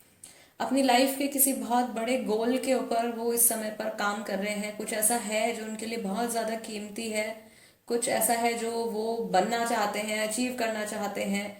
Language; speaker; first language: Hindi; native; Hindi